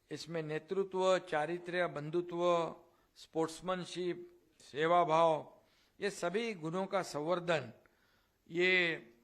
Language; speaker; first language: Hindi; non-native, local second language; Marathi